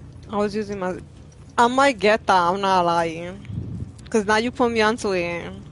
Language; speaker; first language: English; early bilingual, other home language; Spanish